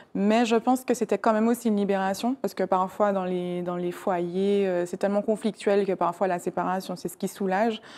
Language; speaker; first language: French; native; French